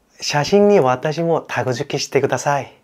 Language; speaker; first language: Japanese; non-native, fluent; Korean